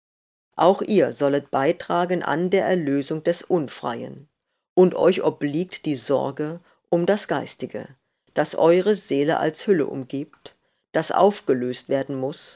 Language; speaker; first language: German; native; German